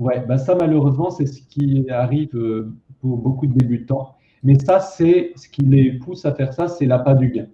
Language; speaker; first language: French; native; French